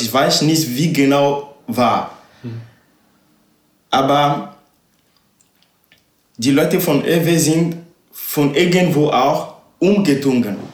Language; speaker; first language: German; non-native, learner; Ewe